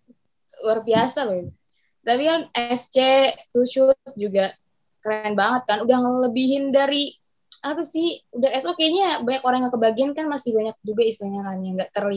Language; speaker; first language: Indonesian; native; Indonesian